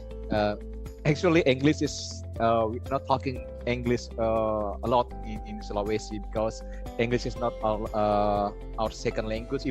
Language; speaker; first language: English; non-native, learner; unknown